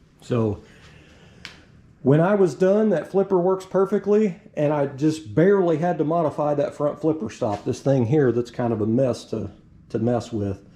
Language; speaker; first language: English; native; English